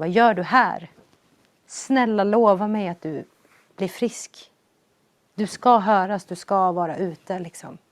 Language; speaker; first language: Swedish; early bilingual, other home language; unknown